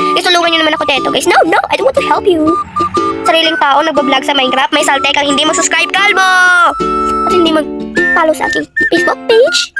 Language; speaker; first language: Filipino; non-native, local second language; Cebuano